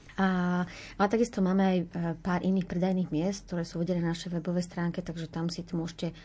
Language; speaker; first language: Slovak; native; Slovak